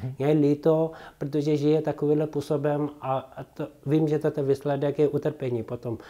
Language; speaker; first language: Czech; non-native, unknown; Tibetan